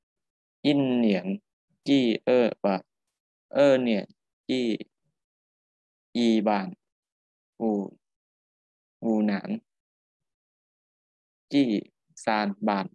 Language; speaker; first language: Chinese; non-native, learner; Thai